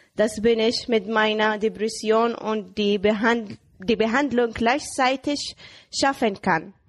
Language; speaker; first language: German; non-native, learner; Arabic